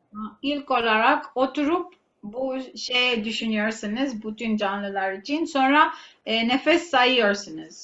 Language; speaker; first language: Turkish; non-native, fluent; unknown